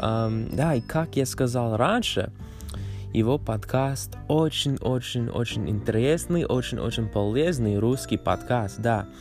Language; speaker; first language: Russian; non-native, learner; English